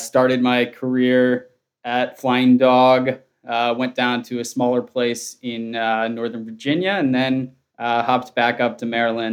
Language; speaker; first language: English; native; English